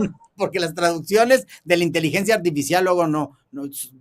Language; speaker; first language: Spanish; native; Spanish